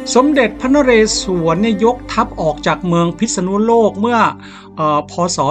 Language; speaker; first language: Thai; native; Thai